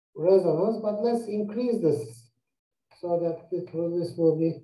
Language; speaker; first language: English; non-native, fluent; Turkish